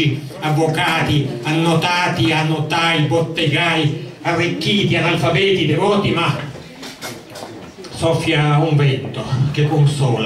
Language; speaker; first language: Italian; native; Italian